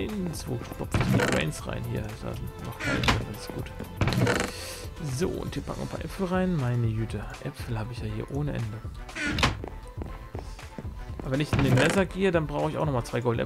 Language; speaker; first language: German; native; German